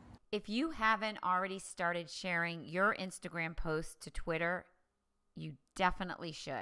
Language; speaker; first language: English; native; English